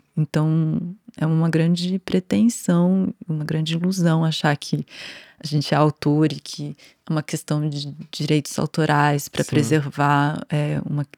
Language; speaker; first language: Portuguese; native; Portuguese